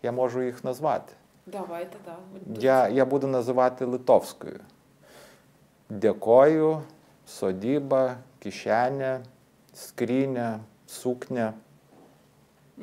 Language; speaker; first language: Ukrainian; non-native, fluent; Lithuanian